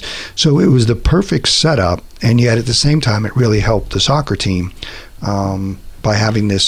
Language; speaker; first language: English; native; English